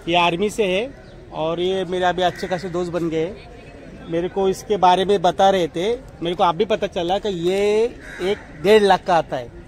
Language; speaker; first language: Hindi; non-native, local second language; Marathi